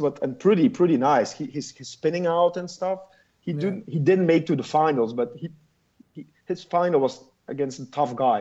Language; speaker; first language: English; non-native, fluent; Dutch